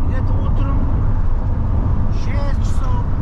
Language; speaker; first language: Russian; non-native, local second language; Tajik